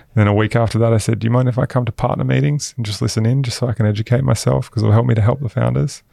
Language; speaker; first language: English; native; English